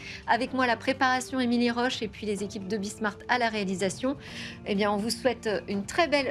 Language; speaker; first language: French; native; French